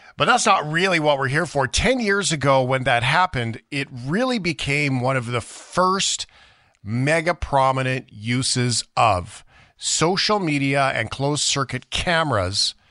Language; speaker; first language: English; native; English